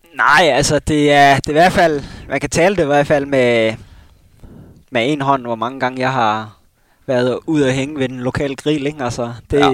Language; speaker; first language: Danish; early bilingual, other home language; Somali